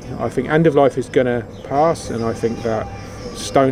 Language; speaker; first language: English; native; English